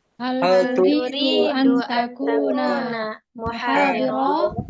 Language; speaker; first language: Arabic; non-native, learner; Indonesian